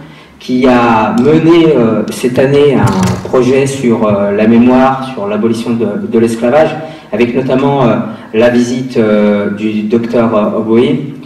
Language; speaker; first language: French; native; French